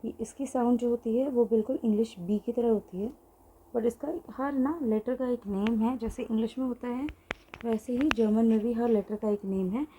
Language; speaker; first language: Hindi; native; Hindi